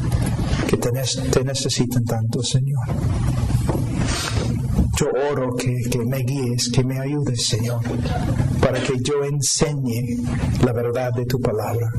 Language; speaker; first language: Spanish; non-native, fluent; English